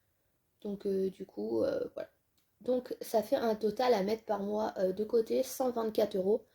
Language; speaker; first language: French; native; French